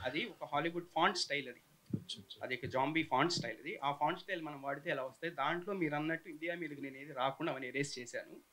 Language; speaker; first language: Telugu; native; Telugu